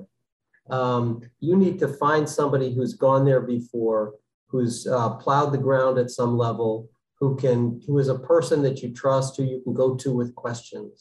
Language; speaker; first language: English; native; English